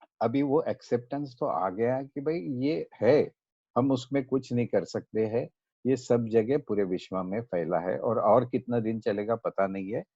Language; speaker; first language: Hindi; non-native, local second language; Marathi